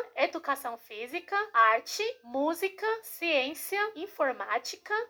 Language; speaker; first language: Portuguese; non-native, fluent; Chinese